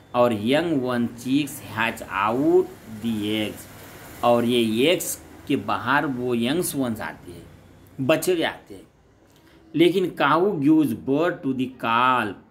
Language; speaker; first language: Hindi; non-native, local second language; Marathi